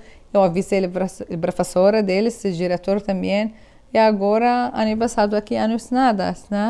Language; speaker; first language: Portuguese; non-native, learner; Arabic